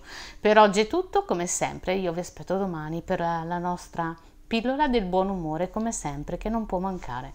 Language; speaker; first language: Italian; native; Italian